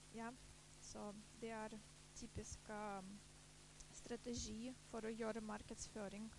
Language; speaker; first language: Norwegian; non-native, fluent; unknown